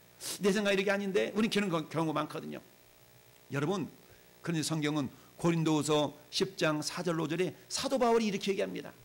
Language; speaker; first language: Korean; native; Korean